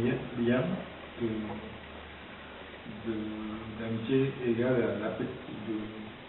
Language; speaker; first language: French; non-native, fluent; Japanese